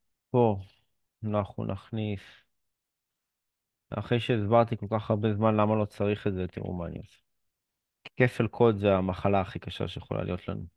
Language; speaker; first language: Hebrew; native; Hebrew